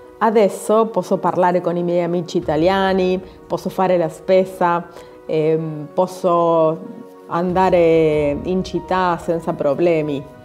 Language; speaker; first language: Italian; non-native, learner; Spanish